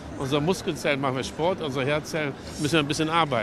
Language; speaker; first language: German; native; German